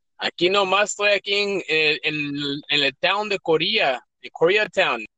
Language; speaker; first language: Spanish; early bilingual, heritage; Spanish